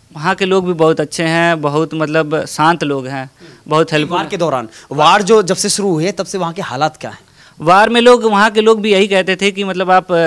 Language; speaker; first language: Hindi; native; Hindi